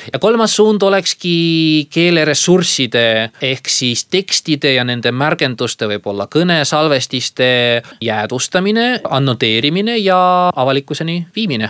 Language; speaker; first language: Estonian; native; Estonian